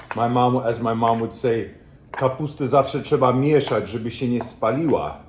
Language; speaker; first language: Polish; early bilingual, heritage; Polish